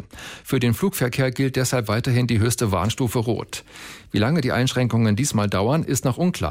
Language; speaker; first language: German; native; German